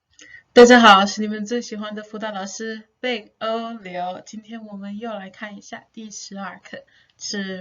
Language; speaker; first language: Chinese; non-native, fluent; English